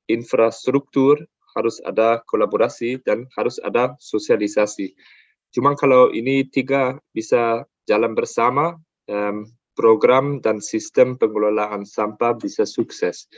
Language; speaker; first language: Indonesian; non-native, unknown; German